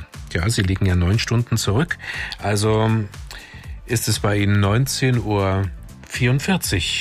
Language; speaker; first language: German; native; German